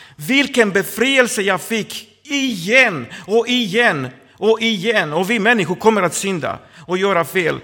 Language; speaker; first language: Swedish; non-native, fluent; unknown